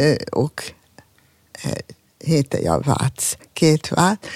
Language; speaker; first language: Swedish; non-native, fluent; Hungarian